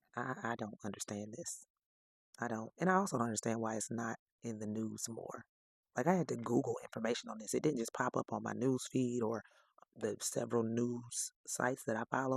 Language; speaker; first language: English; native; English